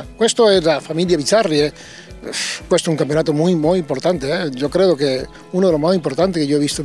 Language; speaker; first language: Italian; non-native, learner; Spanish